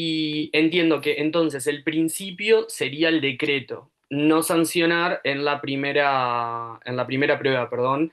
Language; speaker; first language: Spanish; native; Spanish